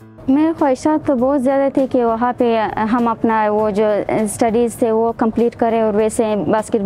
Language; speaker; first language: Hindi; non-native, learner; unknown